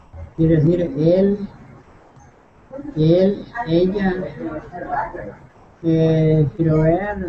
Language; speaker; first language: Spanish; non-native, local second language; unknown